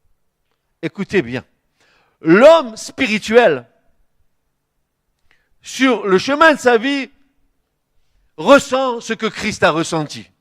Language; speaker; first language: French; native; French